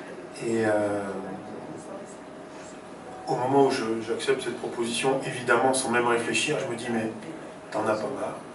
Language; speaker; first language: French; native; French